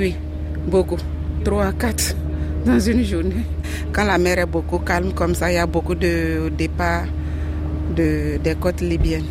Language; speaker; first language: French; non-native, fluent; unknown